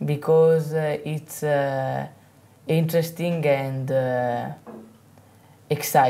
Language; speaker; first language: English; non-native, learner; Italian